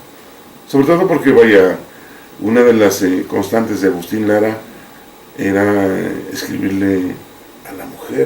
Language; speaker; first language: Spanish; native; Spanish